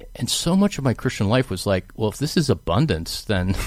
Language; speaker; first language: English; native; English